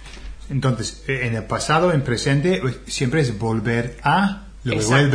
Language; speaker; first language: Spanish; non-native, fluent; English